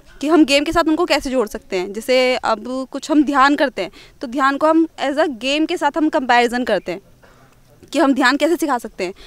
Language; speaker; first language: Hindi; non-native, local second language; Marathi